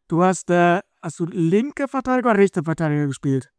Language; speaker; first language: German; native; German